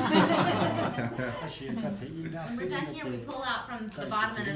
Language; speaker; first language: English; native; English